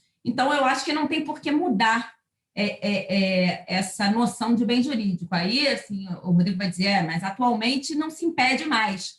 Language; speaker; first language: Portuguese; native; Portuguese